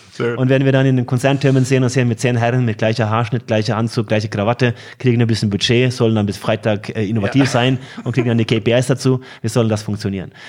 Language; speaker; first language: German; non-native, fluent; Norwegian